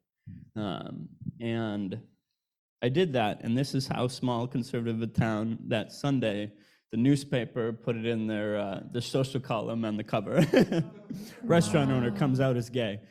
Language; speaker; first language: English; native; English